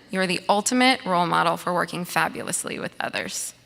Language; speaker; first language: English; native; English